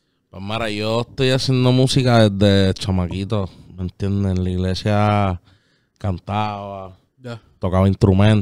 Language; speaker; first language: Spanish; native; Spanish